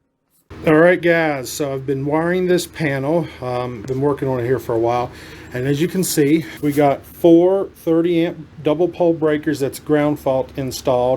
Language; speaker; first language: English; native; English